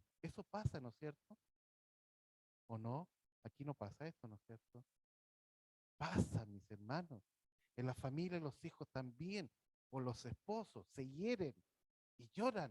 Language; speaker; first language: Spanish; native; Spanish